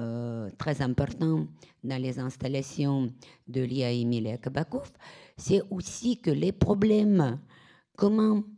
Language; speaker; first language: French; non-native, fluent; Russian